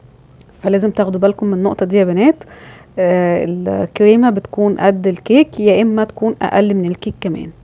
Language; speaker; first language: Arabic; native; Arabic